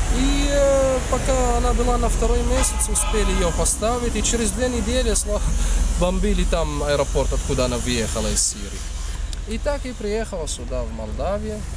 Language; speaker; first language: Russian; non-native, fluent; Arabic